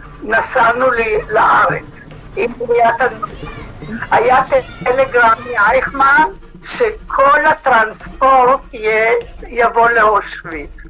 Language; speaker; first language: Hebrew; non-native, fluent; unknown